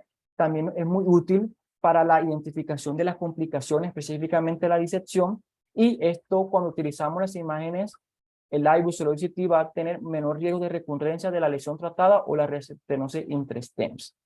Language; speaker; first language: Spanish; native; Spanish